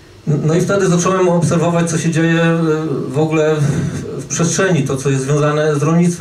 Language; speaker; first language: Polish; native; Polish